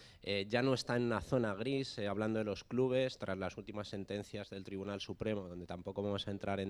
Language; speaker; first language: Spanish; native; Spanish